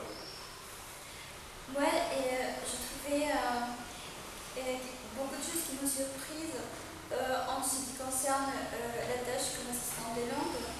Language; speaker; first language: French; non-native, fluent; Spanish